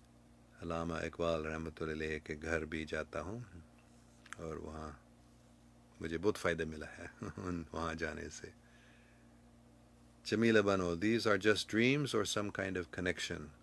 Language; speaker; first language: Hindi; non-native, fluent; English